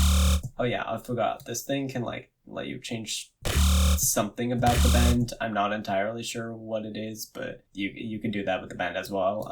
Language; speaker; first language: English; native; English